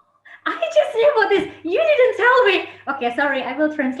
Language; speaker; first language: English; non-native, fluent; Indonesian